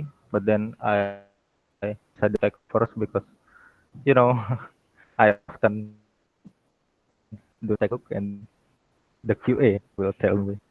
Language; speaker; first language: English; non-native, learner; Indonesian